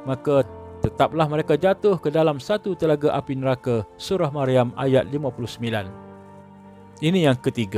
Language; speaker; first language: Malay; native; Malay